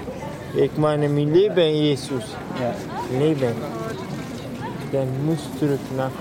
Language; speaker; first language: German; non-native, learner; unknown